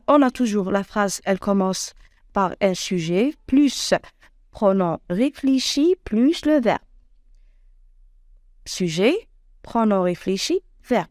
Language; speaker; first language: French; non-native, local second language; Arabic